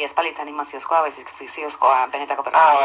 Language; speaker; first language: Basque; native; Basque